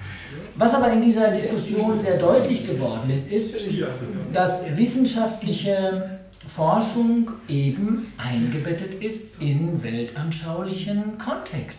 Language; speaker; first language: German; native; German